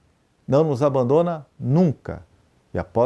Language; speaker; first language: Portuguese; native; Portuguese